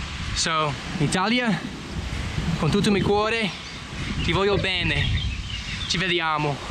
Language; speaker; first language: Italian; non-native, learner; English